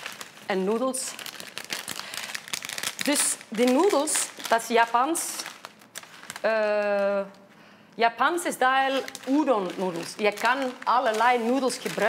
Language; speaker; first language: Dutch; non-native, fluent; Icelandic